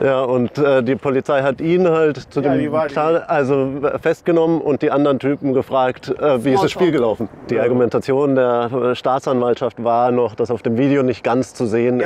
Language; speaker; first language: German; native; German